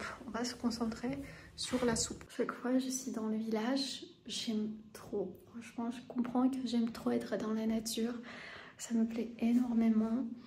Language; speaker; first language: French; non-native, fluent; Armenian